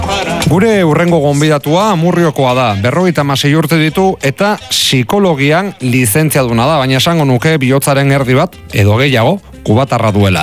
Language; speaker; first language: Basque; native; Basque